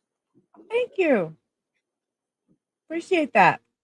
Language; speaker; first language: English; native; English